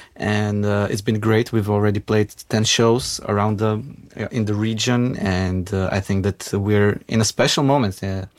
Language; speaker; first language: English; non-native, fluent; Macedonian